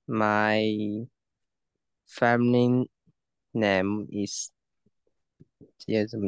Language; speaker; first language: English; non-native, learner; Chinese